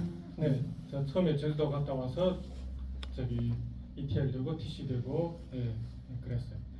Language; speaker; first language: Korean; non-native, fluent; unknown